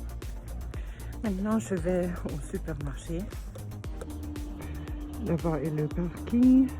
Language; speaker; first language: French; non-native, learner; German